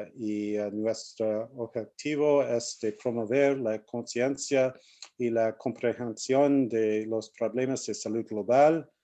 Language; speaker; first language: Spanish; non-native, learner; English